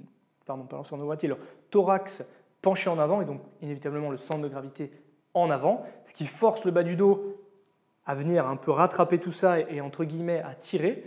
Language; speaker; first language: French; native; French